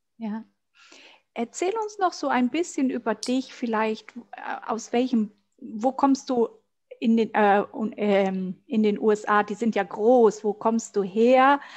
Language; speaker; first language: German; native; German